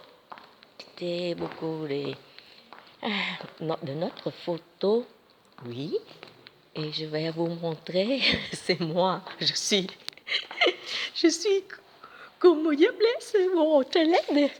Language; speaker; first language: French; non-native, learner; Vietnamese